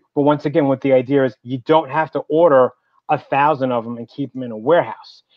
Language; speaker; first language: English; native; English